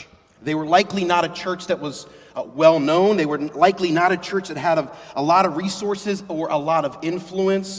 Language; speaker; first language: English; native; English